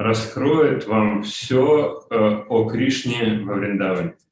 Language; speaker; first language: Russian; native; Russian